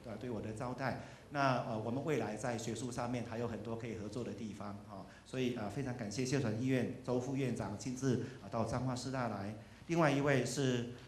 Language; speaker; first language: Chinese; native; Chinese